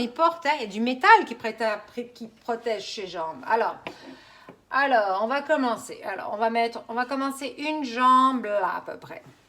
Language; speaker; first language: French; native; French